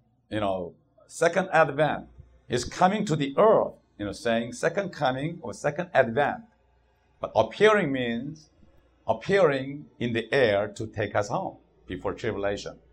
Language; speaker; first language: English; non-native, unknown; Korean